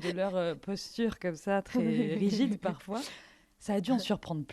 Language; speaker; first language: French; native; French